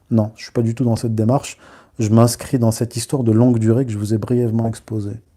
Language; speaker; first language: French; early bilingual, other home language; Berber languages